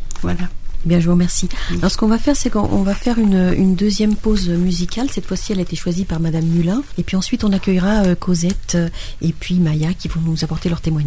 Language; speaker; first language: French; native; French